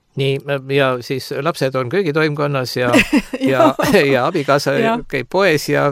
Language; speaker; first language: Estonian; native; Estonian